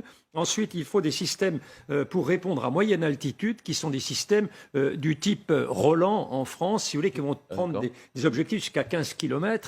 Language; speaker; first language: French; native; French